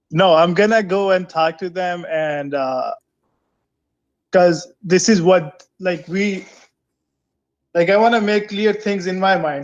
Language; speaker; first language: English; non-native, fluent; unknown